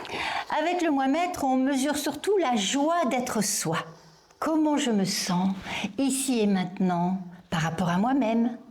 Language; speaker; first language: French; native; French